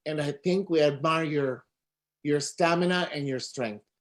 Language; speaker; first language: English; non-native, local second language; Filipino